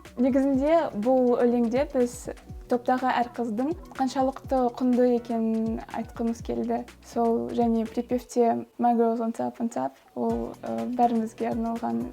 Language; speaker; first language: Kazakh; non-native, local second language; Russian